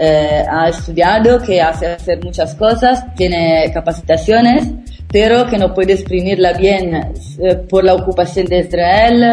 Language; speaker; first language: Spanish; non-native, fluent; Italian